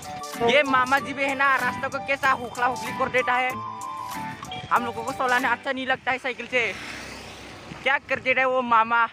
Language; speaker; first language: Hindi; non-native, local second language; Bodo